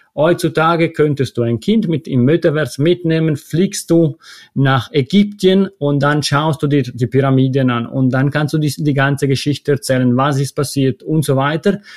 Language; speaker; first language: German; non-native, local second language; Italian